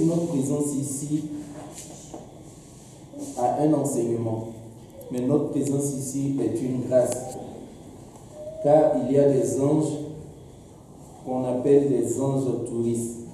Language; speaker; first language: French; non-native, local second language; Dyula